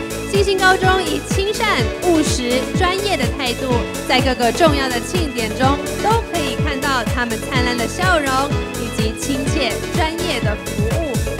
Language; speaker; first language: Chinese; native; Chinese